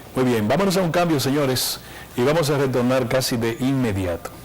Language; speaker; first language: Spanish; native; Spanish